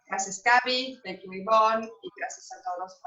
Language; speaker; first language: Spanish; non-native, fluent; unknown